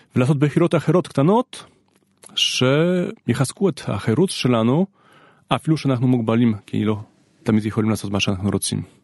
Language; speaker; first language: Hebrew; non-native, fluent; Polish